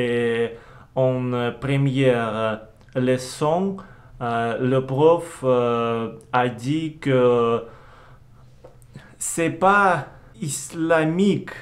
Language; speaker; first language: French; non-native, learner; Russian